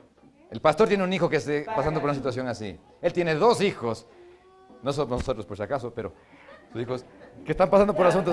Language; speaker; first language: Spanish; native; Spanish